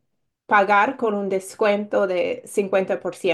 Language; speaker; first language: Spanish; non-native, fluent; English